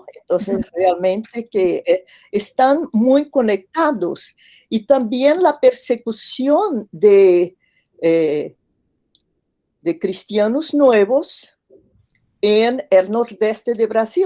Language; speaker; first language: Spanish; non-native, fluent; Portuguese